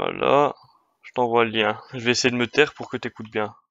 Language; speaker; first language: French; native; French